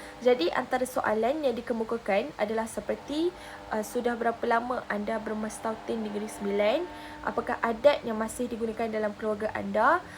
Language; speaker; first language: Malay; native; Malay